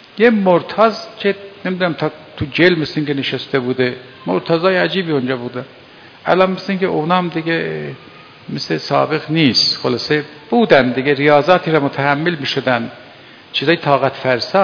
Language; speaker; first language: Persian; native; Persian